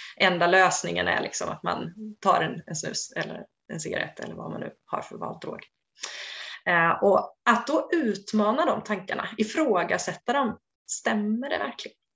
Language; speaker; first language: Swedish; native; Swedish